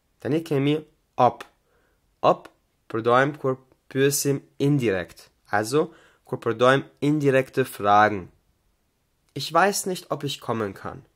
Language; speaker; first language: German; non-native, fluent; Albanian